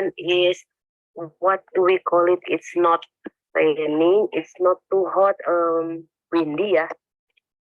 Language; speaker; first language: English; non-native, learner; Indonesian